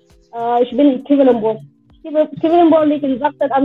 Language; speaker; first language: German; non-native, fluent; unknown